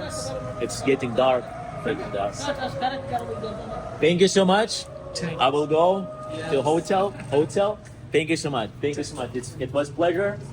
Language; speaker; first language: English; non-native, learner; Lithuanian